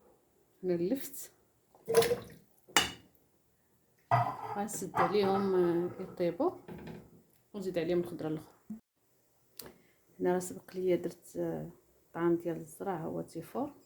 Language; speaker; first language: Arabic; native; Arabic